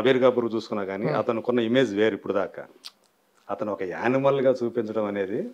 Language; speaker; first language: Telugu; native; Telugu